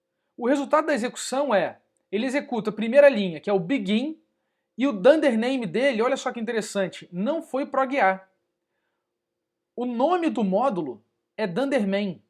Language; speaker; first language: Portuguese; native; Portuguese